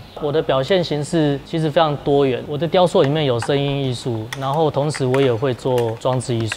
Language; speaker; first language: Chinese; native; Chinese